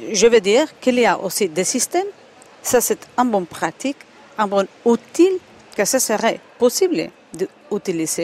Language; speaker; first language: French; non-native, fluent; Spanish